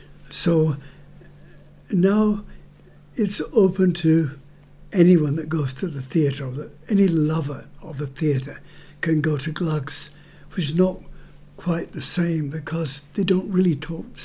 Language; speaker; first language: English; native; English